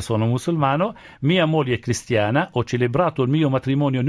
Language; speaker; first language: Italian; non-native, fluent; Arabic